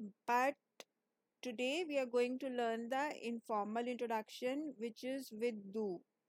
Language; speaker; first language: English; non-native, local second language; Hindi